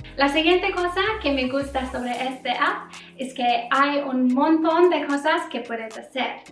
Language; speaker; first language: Spanish; non-native, learner; English